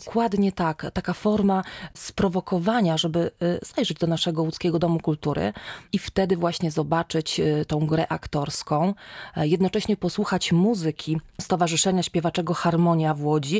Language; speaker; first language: Polish; native; Polish